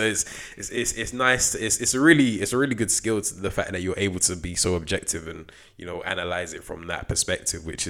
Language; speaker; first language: English; native; English